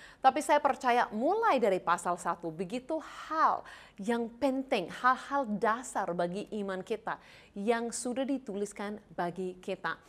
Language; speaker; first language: Indonesian; non-native, fluent; English